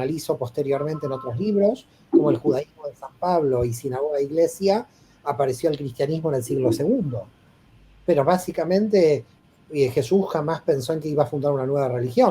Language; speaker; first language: Spanish; native; Spanish